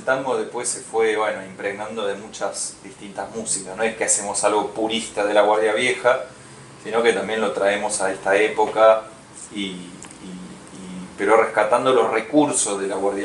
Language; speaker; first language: Spanish; native; Spanish